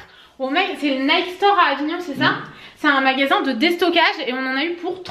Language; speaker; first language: French; native; French